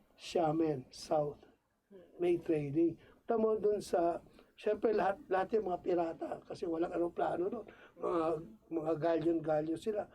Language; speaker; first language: Filipino; non-native, local second language; Cebuano